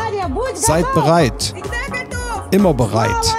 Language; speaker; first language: German; native; German